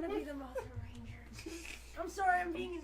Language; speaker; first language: English; native; English